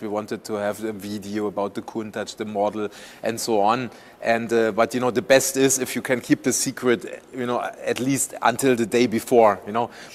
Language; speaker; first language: English; non-native, fluent; German